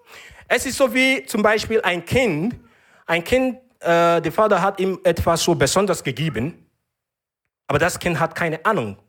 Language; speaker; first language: German; non-native, learner; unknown